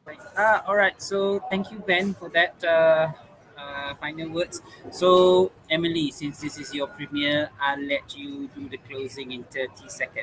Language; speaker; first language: English; non-native, local second language; Malay